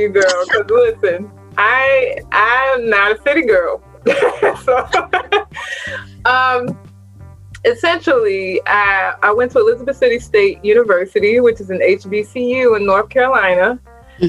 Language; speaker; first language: English; native; English